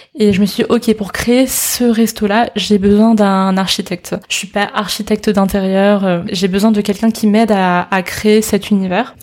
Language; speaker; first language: French; early bilingual, other home language; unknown